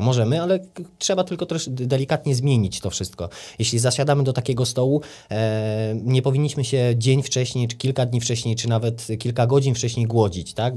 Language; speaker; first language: Polish; native; Polish